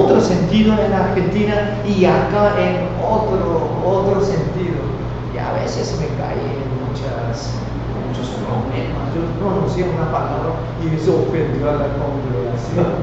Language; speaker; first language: Spanish; non-native, fluent; Korean